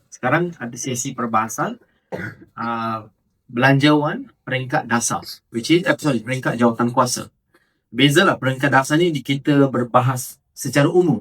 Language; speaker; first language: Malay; non-native, local second language; Tamil